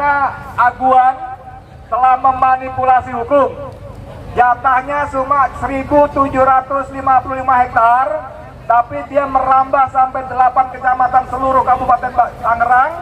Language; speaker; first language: Indonesian; native; Indonesian